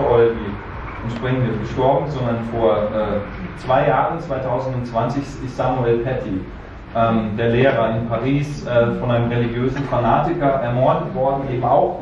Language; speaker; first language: German; native; German